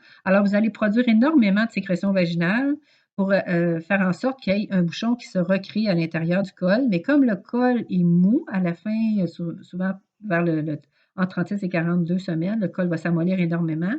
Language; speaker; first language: French; native; French